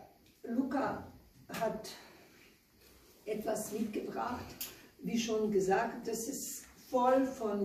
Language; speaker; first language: German; non-native, learner; Slovenian